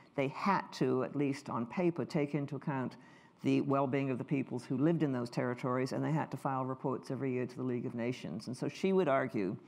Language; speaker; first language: English; native; English